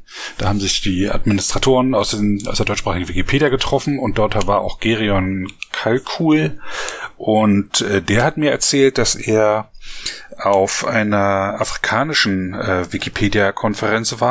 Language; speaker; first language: German; native; German